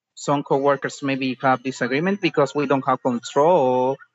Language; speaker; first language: English; non-native, fluent; Spanish